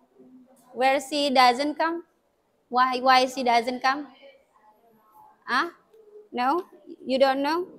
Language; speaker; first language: English; non-native, learner; Indonesian